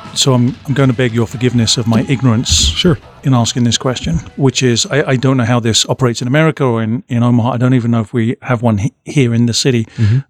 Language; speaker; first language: English; native; English